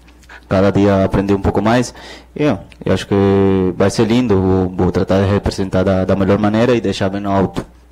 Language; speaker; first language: Portuguese; non-native, learner; Spanish